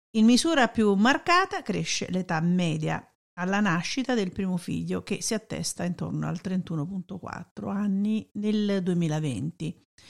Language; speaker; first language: Italian; native; Italian